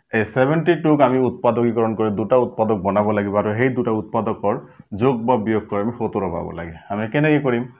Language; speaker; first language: Assamese; non-native, local second language; Bangla